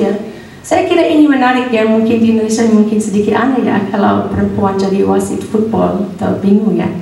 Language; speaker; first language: Indonesian; non-native, fluent; English